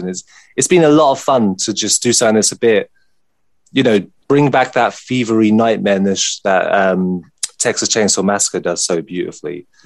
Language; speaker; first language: English; native; English